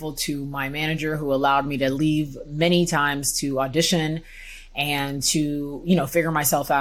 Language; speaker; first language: English; native; English